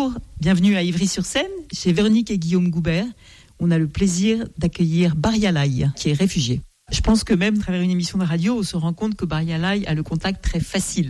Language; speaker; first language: French; native; French